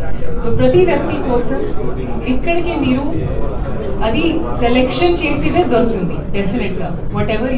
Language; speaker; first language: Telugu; non-native, learner; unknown